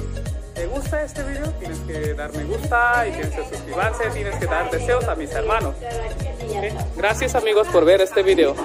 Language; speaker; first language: Spanish; non-native, learner; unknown